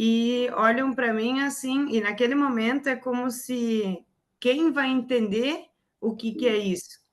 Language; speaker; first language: Portuguese; native; Portuguese